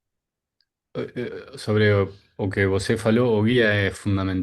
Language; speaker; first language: Portuguese; non-native, learner; Spanish